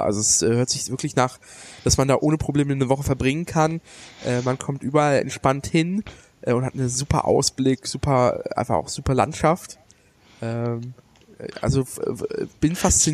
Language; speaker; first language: German; native; German